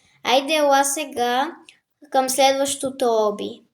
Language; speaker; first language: Bulgarian; native; Bulgarian